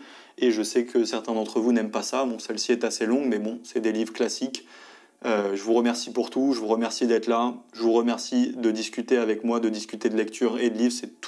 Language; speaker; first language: French; native; French